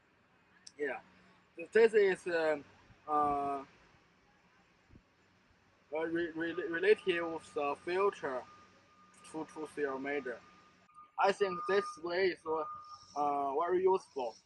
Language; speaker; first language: English; non-native, learner; Chinese